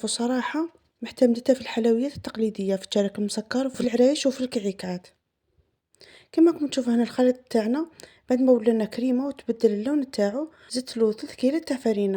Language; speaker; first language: Arabic; native; Arabic